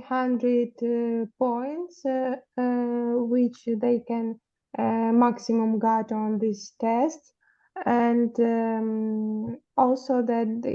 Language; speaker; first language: English; non-native, fluent; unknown